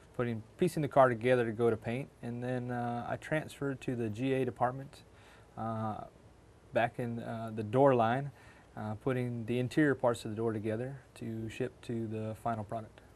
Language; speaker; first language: English; native; English